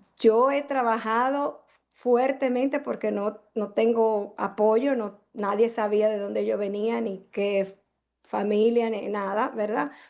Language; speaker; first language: Spanish; native; Spanish